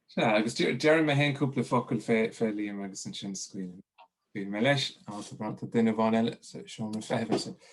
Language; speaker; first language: Irish; native; Irish